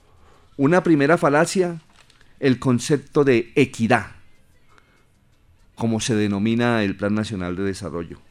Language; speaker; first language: Spanish; native; Spanish